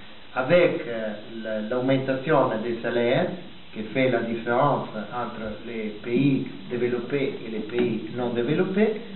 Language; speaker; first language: French; non-native, fluent; Italian